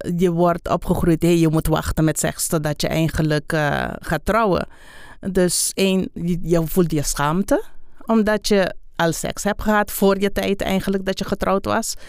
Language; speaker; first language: Dutch; non-native, local second language; Papiamento